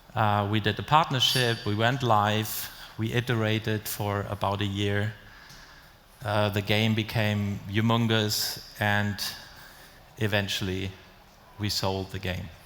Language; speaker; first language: English; non-native, fluent; German